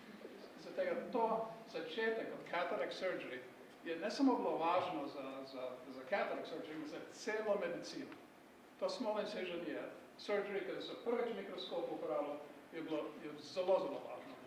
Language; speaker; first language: Slovenian; early bilingual, heritage; Slovenian